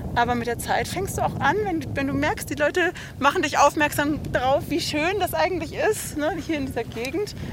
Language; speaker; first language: German; native; German